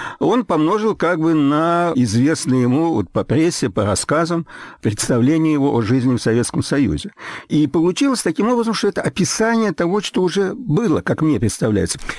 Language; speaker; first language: Russian; native; Russian